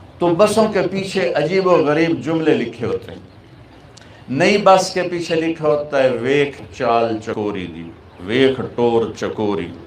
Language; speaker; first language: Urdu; non-native, local second language; Punjabi